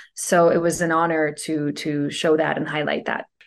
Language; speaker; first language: English; early bilingual, other home language; Persian